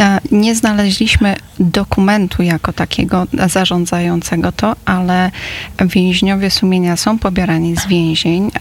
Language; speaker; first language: Polish; native; Polish